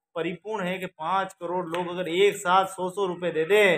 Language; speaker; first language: Hindi; native; Hindi